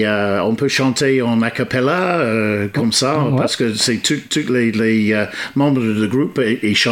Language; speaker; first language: French; non-native, fluent; English